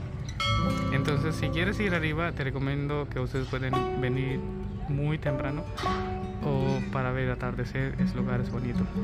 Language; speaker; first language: Spanish; non-native, learner; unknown